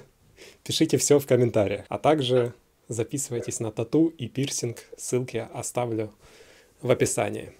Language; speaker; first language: Russian; native; Russian